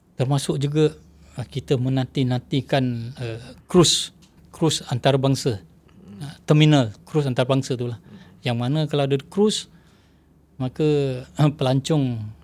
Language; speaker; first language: Malay; non-native, local second language; Chinese